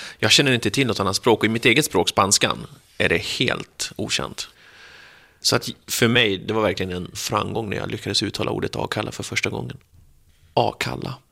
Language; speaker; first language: Swedish; early bilingual, other home language; Spanish